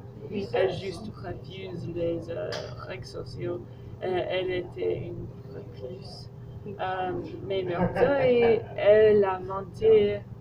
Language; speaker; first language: French; non-native, learner; English